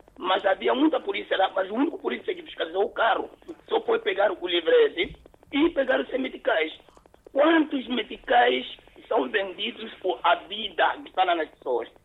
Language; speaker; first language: Portuguese; non-native, local second language; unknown